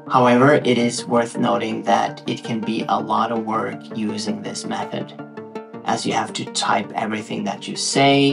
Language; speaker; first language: English; non-native, fluent; Norwegian